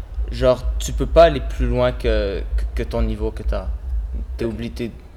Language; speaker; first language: French; native; French